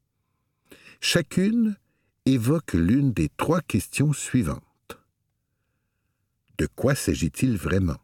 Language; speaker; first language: French; native; French